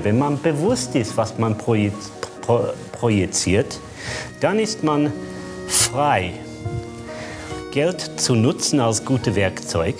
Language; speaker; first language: German; non-native, fluent; English